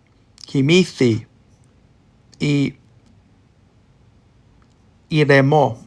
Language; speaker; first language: Greek; non-native, learner; English